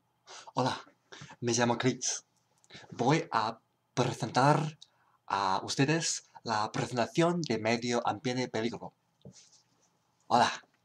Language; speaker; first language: Spanish; non-native, learner; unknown